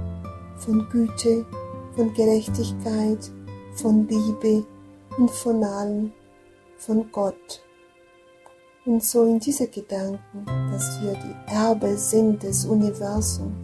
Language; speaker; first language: German; non-native, fluent; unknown